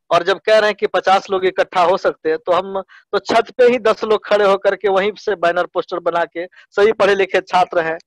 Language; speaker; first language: Hindi; native; Hindi